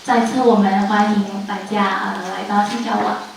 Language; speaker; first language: Chinese; non-native, local second language; Indonesian